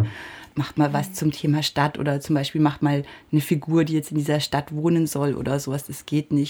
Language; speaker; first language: German; native; German